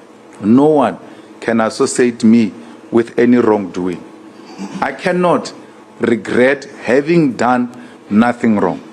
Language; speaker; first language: English; non-native, local second language; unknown